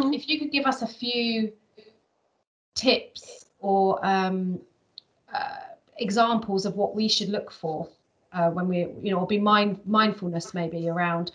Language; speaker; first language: English; native; English